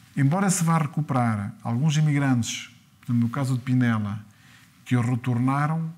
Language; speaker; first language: Portuguese; early bilingual, other home language; French